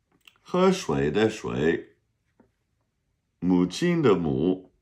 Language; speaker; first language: Chinese; non-native, fluent; English